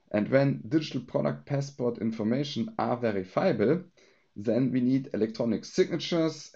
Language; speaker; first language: English; non-native, fluent; German